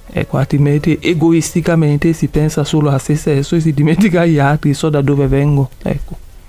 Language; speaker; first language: Italian; non-native, fluent; Bambara